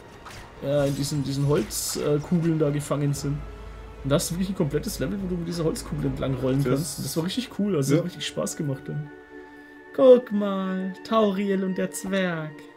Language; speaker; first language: German; native; German